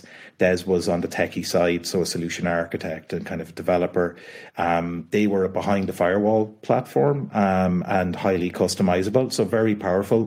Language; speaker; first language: English; native; English